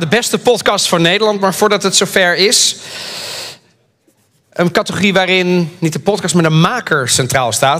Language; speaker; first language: Dutch; native; Dutch